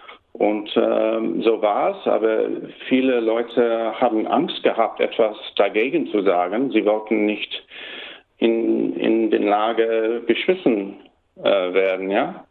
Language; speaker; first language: German; early bilingual, heritage; German